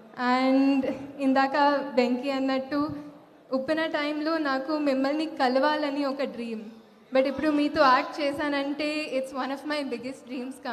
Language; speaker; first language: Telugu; non-native, fluent; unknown